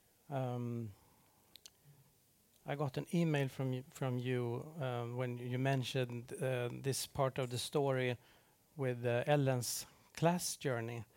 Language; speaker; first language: English; non-native, fluent; Swedish